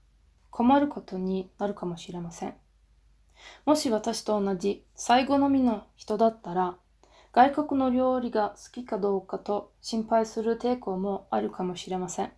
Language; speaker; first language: Japanese; non-native, fluent; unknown